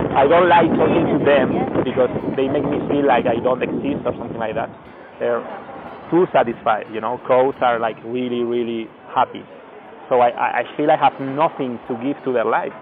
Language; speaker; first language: English; non-native, fluent; Spanish